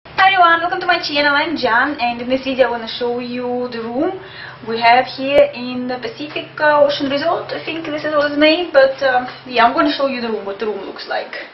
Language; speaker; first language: English; non-native, fluent; Russian